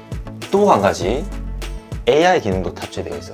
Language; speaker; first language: Korean; native; Korean